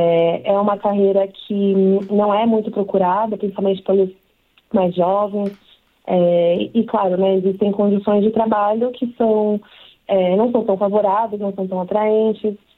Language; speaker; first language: Portuguese; native; Portuguese